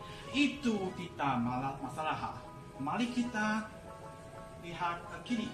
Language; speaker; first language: Indonesian; non-native, learner; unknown